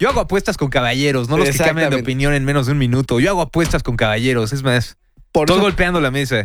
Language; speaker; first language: Spanish; native; Spanish